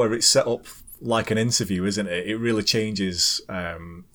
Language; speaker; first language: English; native; English